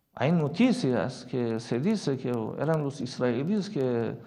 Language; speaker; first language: Spanish; non-native, fluent; Persian